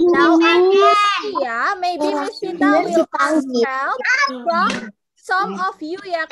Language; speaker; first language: English; non-native, local second language; Indonesian